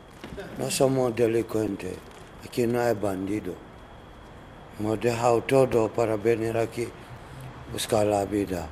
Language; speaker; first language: Spanish; non-native, learner; Arabic